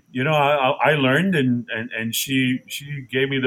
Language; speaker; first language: English; native; English